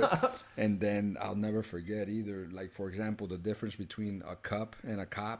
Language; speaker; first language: English; early bilingual, other home language; Spanish